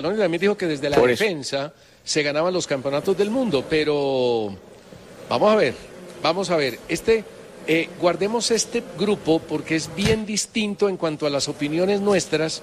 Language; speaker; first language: Spanish; native; Spanish